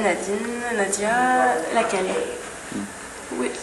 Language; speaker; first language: French; non-native, fluent; English